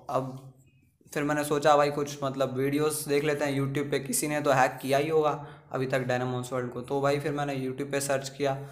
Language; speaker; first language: Hindi; native; Hindi